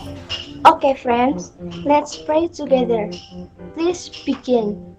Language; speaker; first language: English; non-native, learner; Indonesian